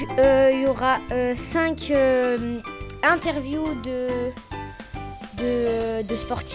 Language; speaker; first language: French; native; French